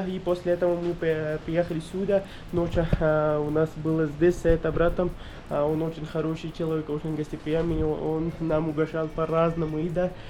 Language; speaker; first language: Russian; non-native, learner; Urdu